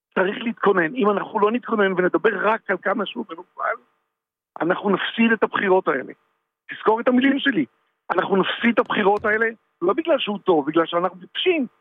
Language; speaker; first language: Hebrew; native; Hebrew